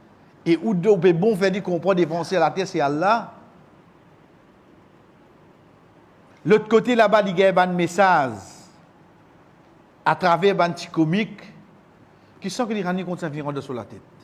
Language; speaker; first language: French; non-native, local second language; Morisyen